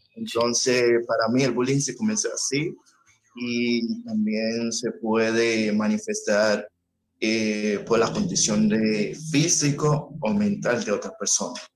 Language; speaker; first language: Spanish; early bilingual, other home language; Haitian Creole